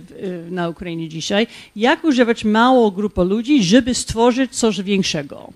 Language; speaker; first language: Polish; non-native, fluent; English